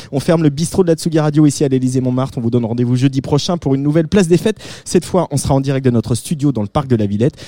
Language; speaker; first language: French; native; French